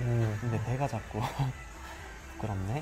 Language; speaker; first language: Korean; native; Korean